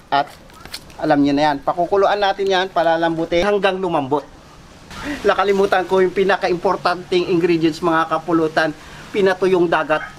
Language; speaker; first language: Filipino; non-native, local second language; Kinaray-a